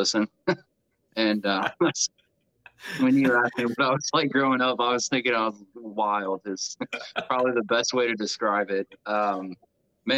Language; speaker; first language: English; native; English